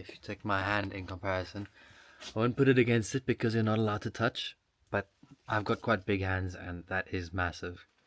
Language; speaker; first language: English; native; English